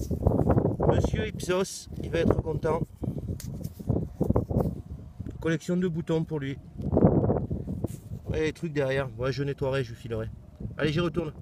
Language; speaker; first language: French; native; French